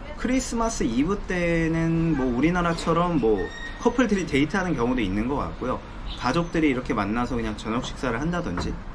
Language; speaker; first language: Korean; native; Korean